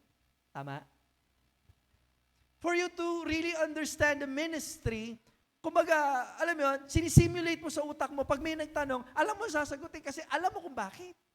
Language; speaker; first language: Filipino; native; Filipino